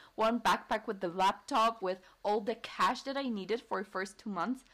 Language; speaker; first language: English; non-native, fluent; Polish